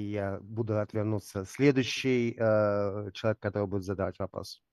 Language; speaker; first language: Russian; native; Russian